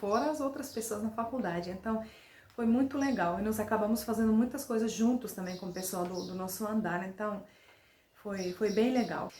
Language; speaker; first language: Portuguese; non-native, fluent; Finnish